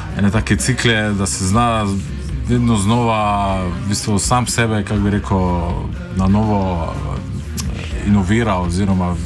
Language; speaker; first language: Slovenian; native; Slovenian